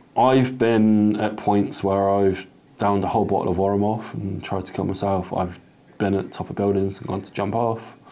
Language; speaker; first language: English; native; English